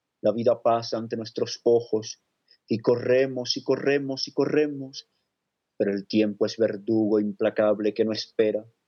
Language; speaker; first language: Spanish; native; Spanish